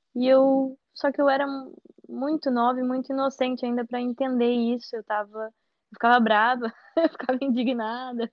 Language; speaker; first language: Portuguese; native; Portuguese